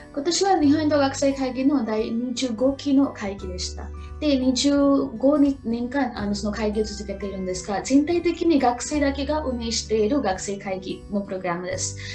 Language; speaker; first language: Japanese; non-native, fluent; Marathi